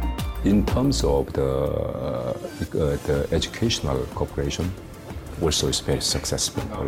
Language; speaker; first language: English; non-native, learner; Korean